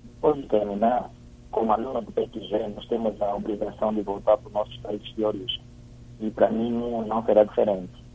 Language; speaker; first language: Portuguese; native; Portuguese